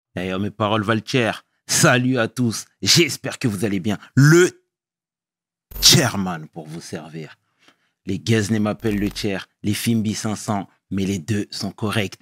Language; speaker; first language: French; early bilingual, other home language; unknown